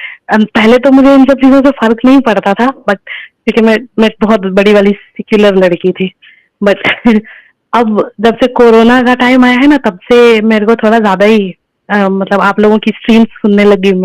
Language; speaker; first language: Hindi; native; Hindi